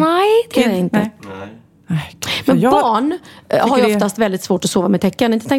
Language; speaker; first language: Swedish; native; Swedish